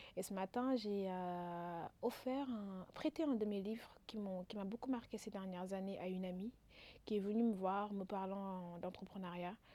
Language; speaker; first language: French; non-native, local second language; Wolof